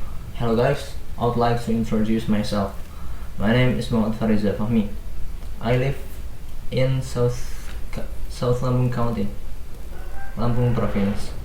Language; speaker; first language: English; non-native, learner; Indonesian